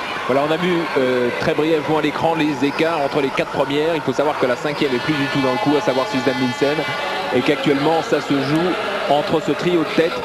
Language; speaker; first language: French; native; French